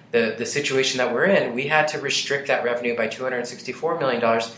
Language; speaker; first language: English; native; English